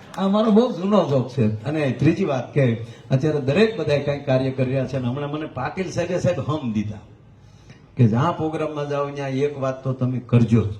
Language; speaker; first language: Gujarati; native; Gujarati